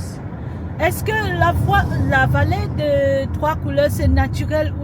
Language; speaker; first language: French; non-native, fluent; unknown